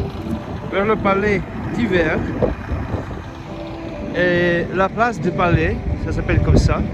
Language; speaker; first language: French; non-native, fluent; Russian